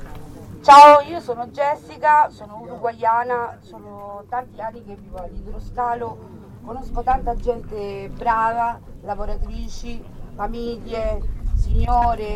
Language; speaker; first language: Italian; early bilingual, other home language; Spanish